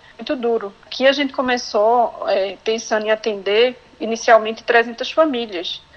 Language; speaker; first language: Portuguese; native; Portuguese